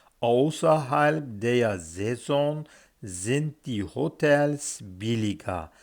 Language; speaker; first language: German; non-native, fluent; Turkish